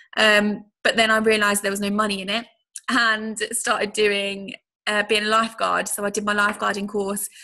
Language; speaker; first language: English; native; English